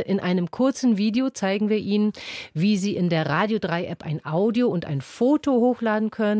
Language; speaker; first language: German; native; German